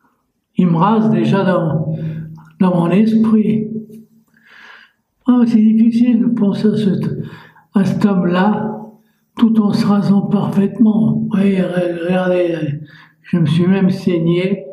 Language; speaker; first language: French; native; French